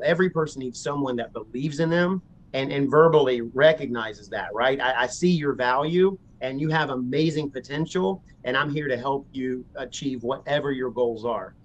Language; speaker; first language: English; native; English